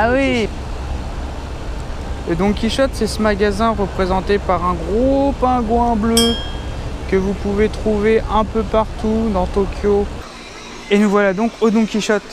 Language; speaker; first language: French; native; French